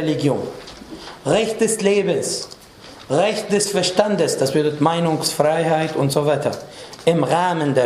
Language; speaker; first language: German; non-native, fluent; Arabic